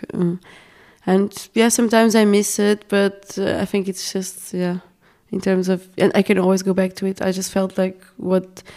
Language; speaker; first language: English; non-native, fluent; Portuguese